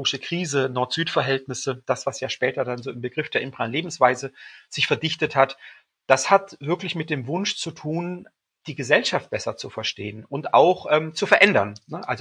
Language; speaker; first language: German; native; German